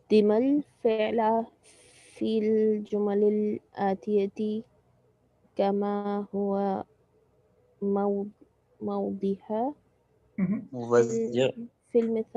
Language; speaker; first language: Arabic; non-native, learner; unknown